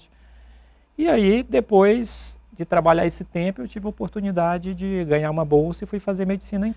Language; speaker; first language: Portuguese; native; Portuguese